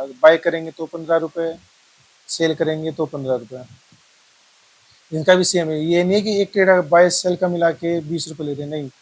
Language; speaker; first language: Hindi; native; Hindi